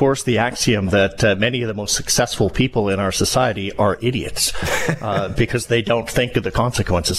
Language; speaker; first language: English; native; English